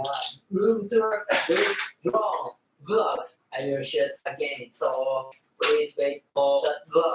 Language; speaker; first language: English; non-native, learner; Filipino